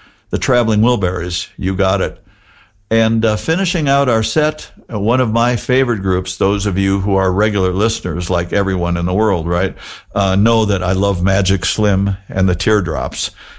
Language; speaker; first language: English; native; English